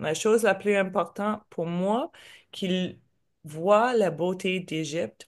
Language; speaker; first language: French; non-native, learner; English